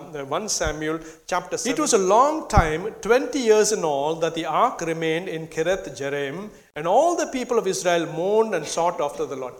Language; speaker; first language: English; non-native, local second language; Tamil